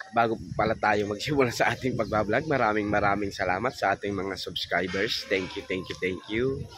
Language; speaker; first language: Filipino; native; Filipino